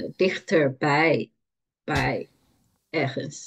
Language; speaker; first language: Dutch; non-native, learner; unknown